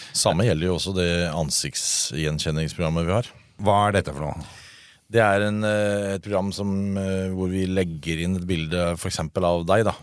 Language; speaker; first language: Norwegian; native; Norwegian